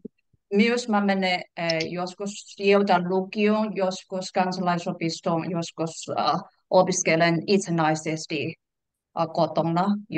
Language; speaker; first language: Finnish; non-native, learner; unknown